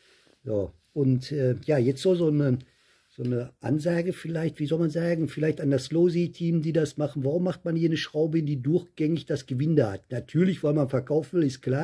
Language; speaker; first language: German; native; German